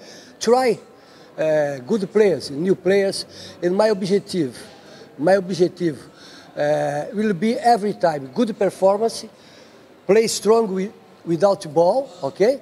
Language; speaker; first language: English; non-native, learner; Portuguese